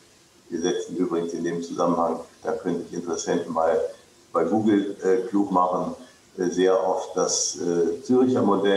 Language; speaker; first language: German; native; German